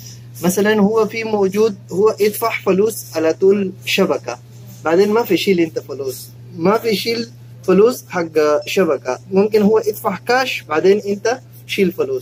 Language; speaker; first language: Arabic; non-native, learner; Urdu